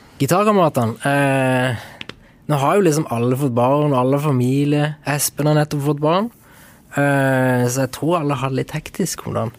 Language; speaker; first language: Norwegian; early bilingual, other home language; Spanish